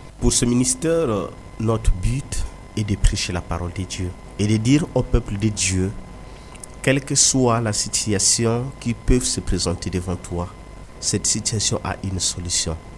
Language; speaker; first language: French; non-native, local second language; Kongo